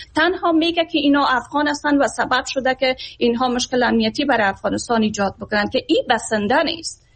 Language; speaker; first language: Persian; native; Persian